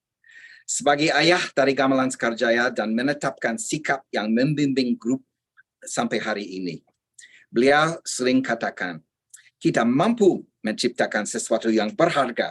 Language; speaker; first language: Indonesian; non-native, fluent; English